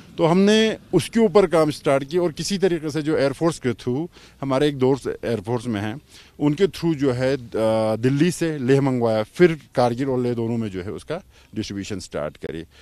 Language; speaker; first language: Hindi; non-native, local second language; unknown